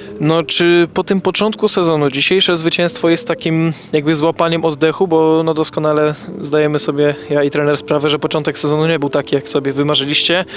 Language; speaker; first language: Polish; native; Polish